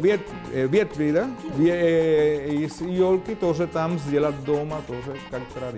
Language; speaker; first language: Russian; non-native, fluent; Spanish